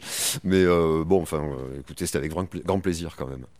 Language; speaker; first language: French; native; French